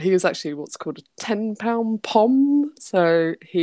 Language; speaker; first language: English; native; English